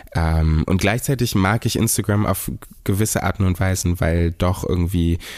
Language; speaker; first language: German; native; German